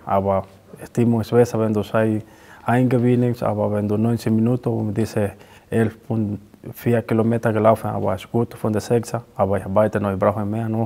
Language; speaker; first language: German; non-native, learner; Spanish